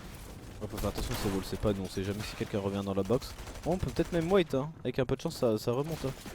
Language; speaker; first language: French; native; French